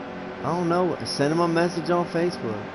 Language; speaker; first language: English; native; English